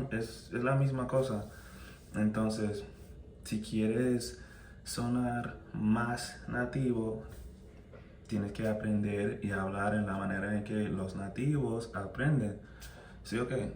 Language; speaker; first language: Spanish; non-native, fluent; English